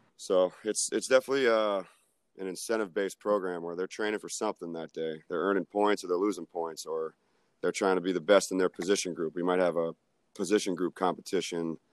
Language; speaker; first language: English; native; English